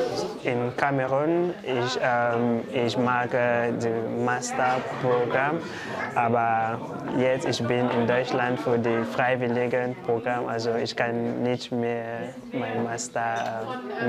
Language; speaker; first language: German; non-native, learner; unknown